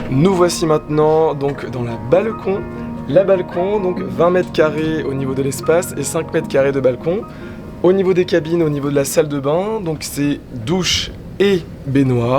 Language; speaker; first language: French; native; French